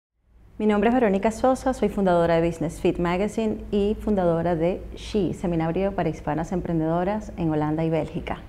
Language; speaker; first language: Spanish; native; Spanish